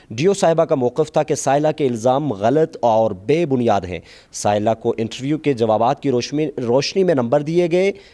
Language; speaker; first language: Urdu; non-native, local second language; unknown